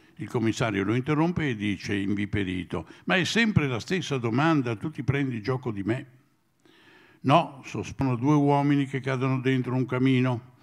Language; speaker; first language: Italian; native; Italian